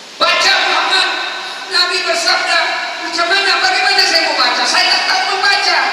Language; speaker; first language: Indonesian; non-native, local second language; Buginese